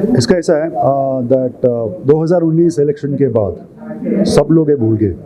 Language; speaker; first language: Hindi; non-native, local second language; Malayalam